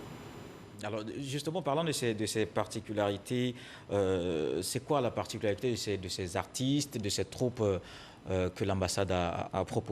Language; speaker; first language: French; native; French